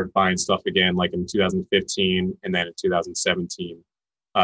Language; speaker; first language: English; native; English